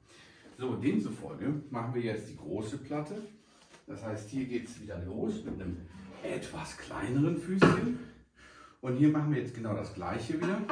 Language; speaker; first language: German; native; German